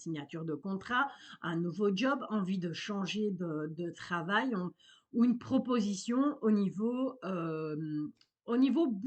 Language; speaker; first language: French; native; French